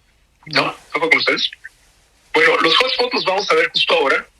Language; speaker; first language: Spanish; native; Spanish